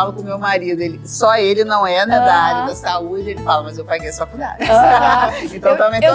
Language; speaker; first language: Portuguese; native; Portuguese